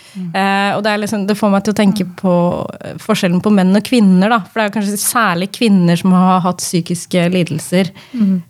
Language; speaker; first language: Norwegian; native; Norwegian